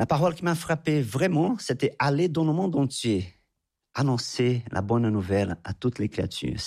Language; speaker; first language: French; non-native, fluent; Portuguese